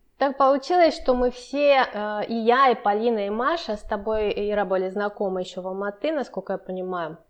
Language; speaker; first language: Russian; native; Russian